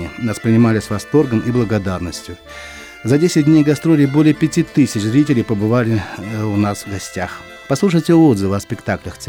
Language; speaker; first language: Russian; native; Russian